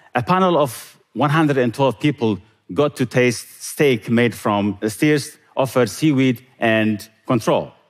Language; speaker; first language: English; non-native, fluent; Tigrinya